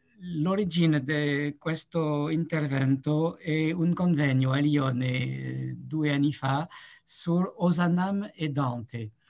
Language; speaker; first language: Italian; non-native, learner; French